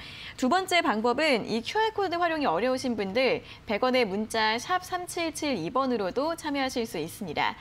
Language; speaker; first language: Korean; native; Korean